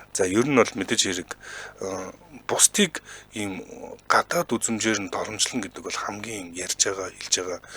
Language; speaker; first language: Mongolian; native; Mongolian